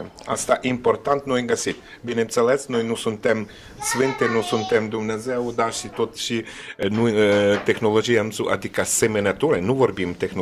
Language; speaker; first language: Romanian; non-native, learner; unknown